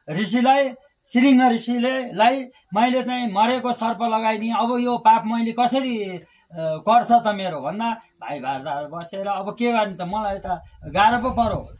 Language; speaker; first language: Nepali; native; Nepali